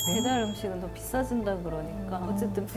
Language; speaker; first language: Korean; native; Korean